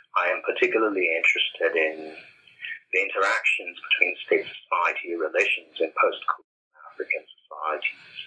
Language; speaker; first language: English; non-native, local second language; Yoruba